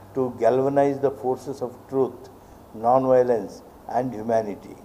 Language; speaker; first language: English; non-native, local second language; Kannada